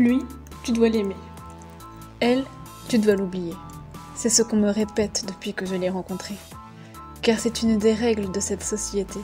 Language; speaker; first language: French; native; French